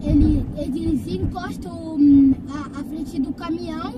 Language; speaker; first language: Portuguese; non-native, learner; French